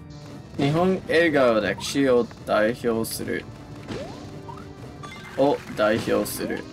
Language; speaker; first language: Japanese; non-native, learner; English